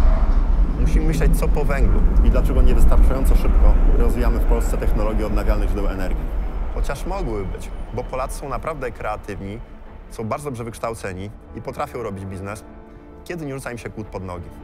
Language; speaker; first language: Polish; native; Polish